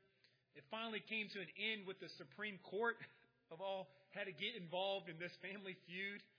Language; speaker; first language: English; native; English